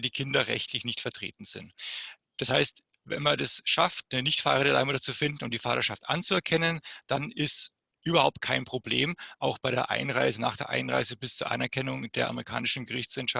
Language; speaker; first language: German; native; German